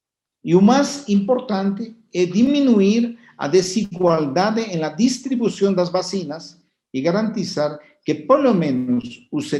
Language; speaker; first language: Portuguese; non-native, fluent; Spanish